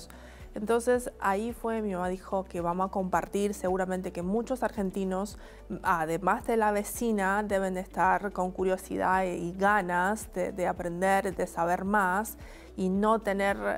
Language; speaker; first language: Spanish; early bilingual, other home language; Chinese